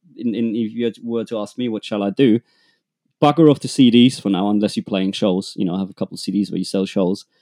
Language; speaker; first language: English; non-native, fluent; German